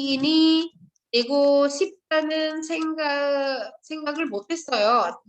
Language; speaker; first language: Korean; non-native, fluent; Indonesian